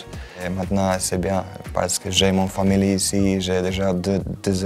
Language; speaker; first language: French; non-native, learner; Croatian